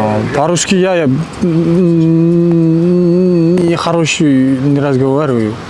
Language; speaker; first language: Russian; non-native, learner; Kyrgyz